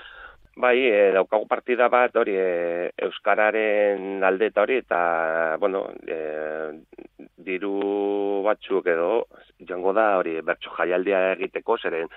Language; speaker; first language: Basque; non-native, local second language; Spanish